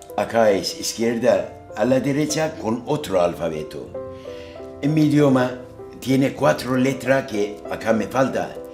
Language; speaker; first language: Spanish; non-native, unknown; Azerbaijani